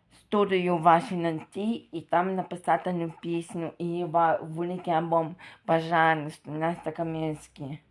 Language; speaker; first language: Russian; non-native, local second language; Ukrainian